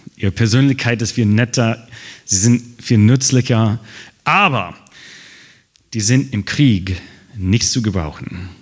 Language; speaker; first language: German; non-native, fluent; English